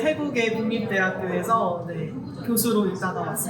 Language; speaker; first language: Korean; native; Korean